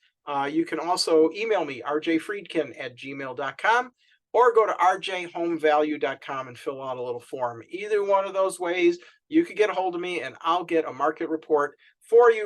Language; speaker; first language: English; native; English